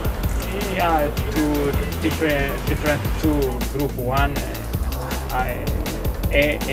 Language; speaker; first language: English; non-native, learner; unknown